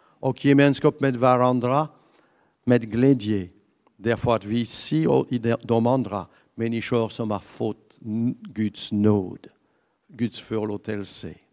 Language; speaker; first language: Swedish; non-native, fluent; French